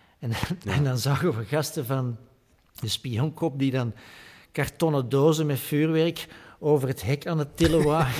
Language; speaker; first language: Dutch; native; Dutch